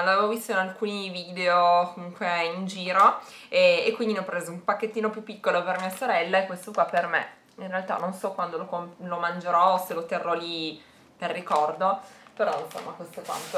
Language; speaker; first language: Italian; native; Italian